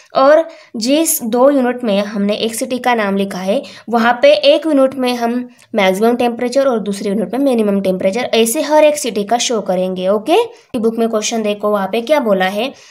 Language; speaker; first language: Hindi; non-native, local second language; Marathi